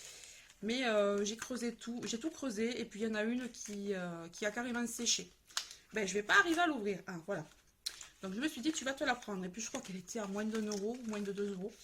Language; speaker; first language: French; native; French